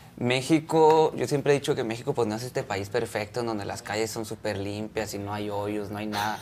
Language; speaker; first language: Spanish; native; Spanish